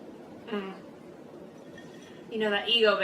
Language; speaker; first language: English; native; English